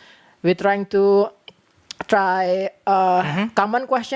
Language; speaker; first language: English; non-native, learner; Indonesian